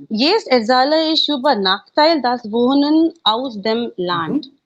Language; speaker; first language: German; non-native, learner; Hindi